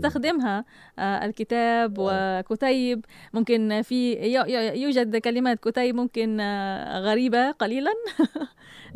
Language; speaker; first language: Arabic; non-native, fluent; Malay